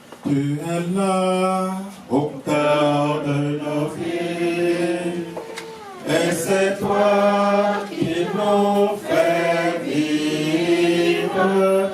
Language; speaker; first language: French; native; French